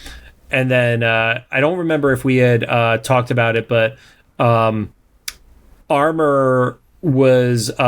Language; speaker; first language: English; native; English